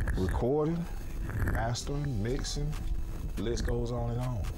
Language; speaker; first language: English; native; English